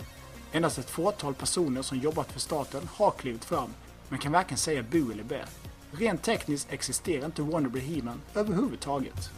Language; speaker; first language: Swedish; native; Swedish